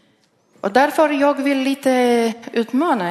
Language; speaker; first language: Swedish; non-native, learner; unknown